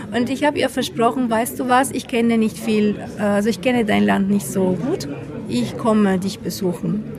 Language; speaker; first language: German; non-native, fluent; Italian